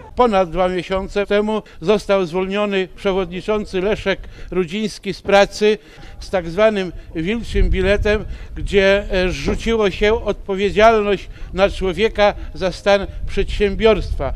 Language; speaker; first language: Polish; native; Polish